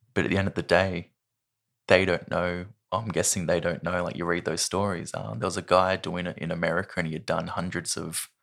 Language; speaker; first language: English; native; English